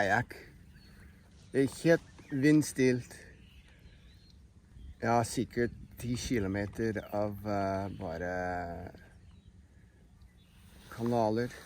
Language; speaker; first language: Norwegian; non-native, fluent; English